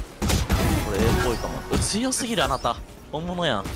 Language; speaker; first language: Japanese; native; Japanese